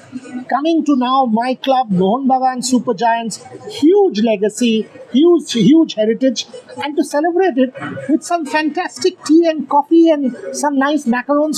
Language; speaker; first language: English; non-native, local second language; Bangla